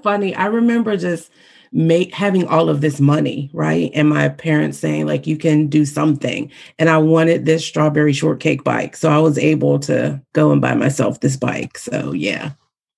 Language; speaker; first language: English; native; English